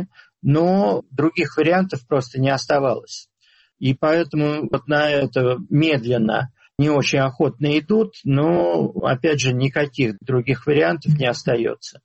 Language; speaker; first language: Russian; native; Russian